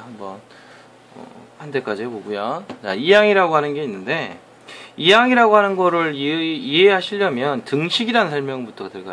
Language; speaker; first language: Korean; native; Korean